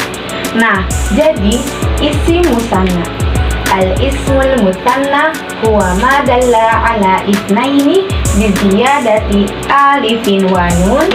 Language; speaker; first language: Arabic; non-native, learner; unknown